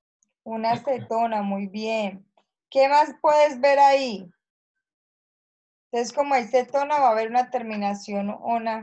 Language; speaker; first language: Spanish; native; Spanish